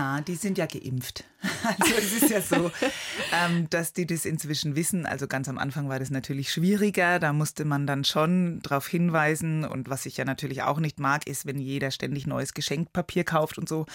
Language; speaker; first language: German; native; German